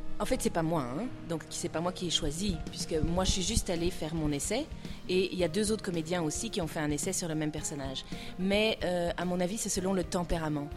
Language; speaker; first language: French; native; French